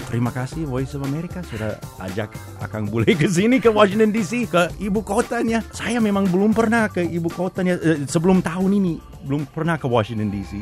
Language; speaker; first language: Indonesian; non-native, fluent; English